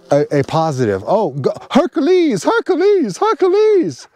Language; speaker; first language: English; native; English